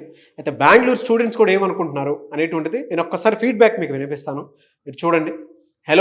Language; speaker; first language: Telugu; native; Telugu